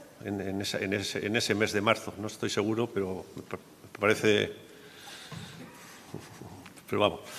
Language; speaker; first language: Spanish; native; Spanish